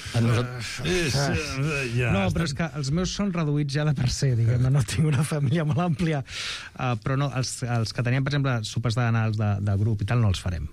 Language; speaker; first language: Catalan; non-native, local second language; Spanish